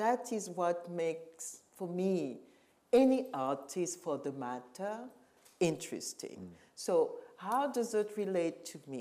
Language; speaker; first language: English; non-native, local second language; French